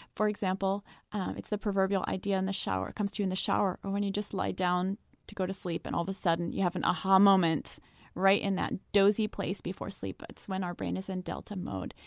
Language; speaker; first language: English; non-native, fluent; French